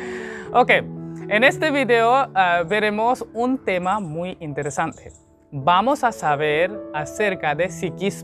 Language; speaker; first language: Spanish; non-native, learner; Hindi